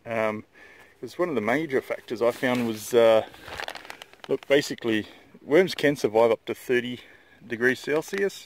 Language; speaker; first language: English; native; English